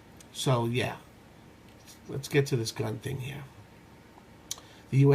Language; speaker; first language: English; native; English